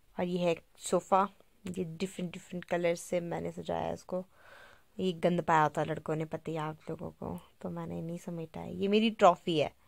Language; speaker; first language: Hindi; native; Hindi